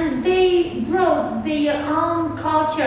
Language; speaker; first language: English; non-native, learner; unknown